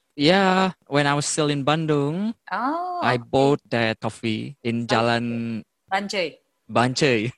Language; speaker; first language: English; non-native, fluent; Indonesian